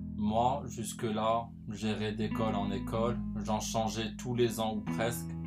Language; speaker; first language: French; non-native, local second language; Arabic